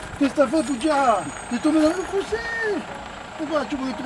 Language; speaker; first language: French; native; French